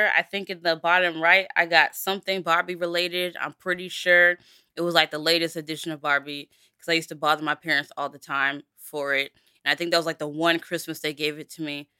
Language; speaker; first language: English; early bilingual, other home language; Yoruba